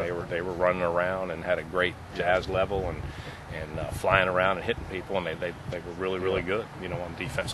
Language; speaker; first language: English; native; English